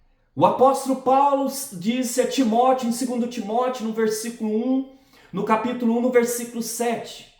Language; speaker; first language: Portuguese; native; Portuguese